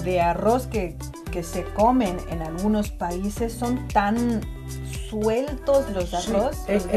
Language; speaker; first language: Spanish; non-native, fluent; Chinese